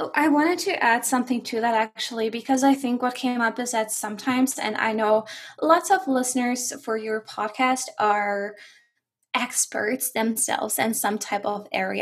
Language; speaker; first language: English; non-native, fluent; German